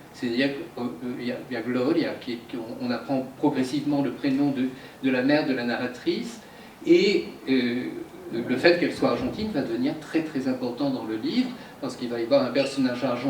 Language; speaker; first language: French; native; French